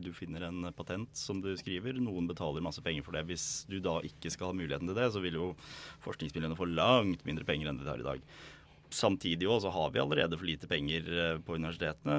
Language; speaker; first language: Norwegian; native; Norwegian